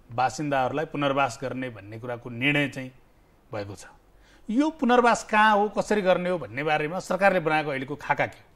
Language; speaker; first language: Nepali; native; Nepali